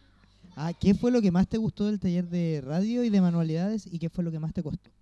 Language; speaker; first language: Spanish; native; Spanish